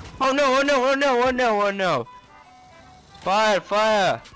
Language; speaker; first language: English; non-native, learner; Turkish